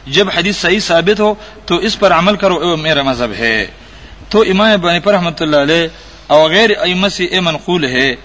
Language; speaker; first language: Urdu; non-native, local second language; Pashto